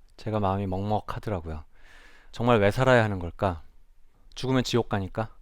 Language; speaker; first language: Korean; native; Korean